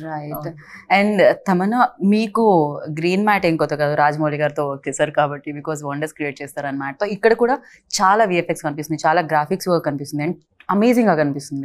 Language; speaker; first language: Telugu; native; Telugu